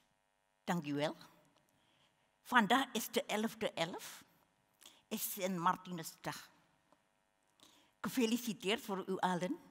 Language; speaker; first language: Dutch; non-native, learner; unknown